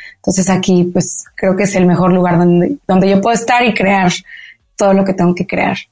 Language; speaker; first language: Spanish; native; Spanish